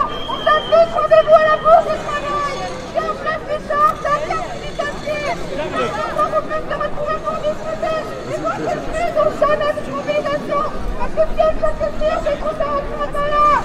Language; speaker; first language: French; native; French